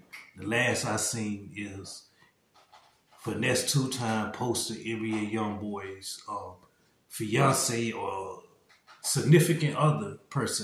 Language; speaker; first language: English; native; English